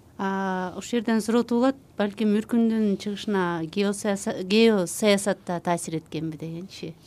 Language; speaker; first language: Kyrgyz; native; Kyrgyz